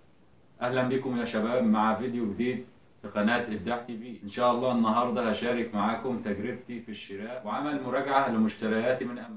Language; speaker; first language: Arabic; native; Arabic